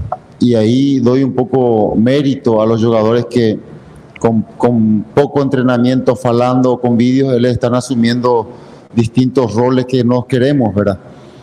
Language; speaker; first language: Portuguese; non-native, fluent; Spanish